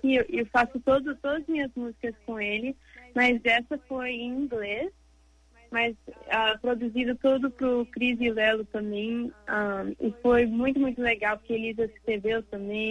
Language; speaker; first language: Portuguese; early bilingual, heritage; English